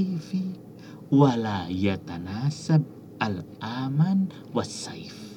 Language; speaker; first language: Arabic; non-native, fluent; Indonesian